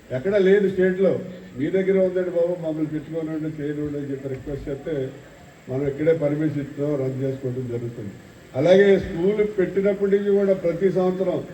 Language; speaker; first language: Telugu; native; Telugu